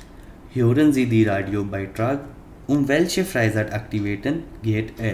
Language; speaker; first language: German; non-native, fluent; Hindi